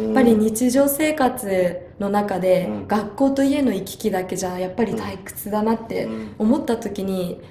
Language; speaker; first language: Japanese; native; Japanese